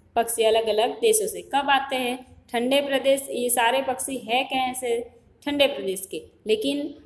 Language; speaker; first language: Hindi; non-native, local second language; Gujarati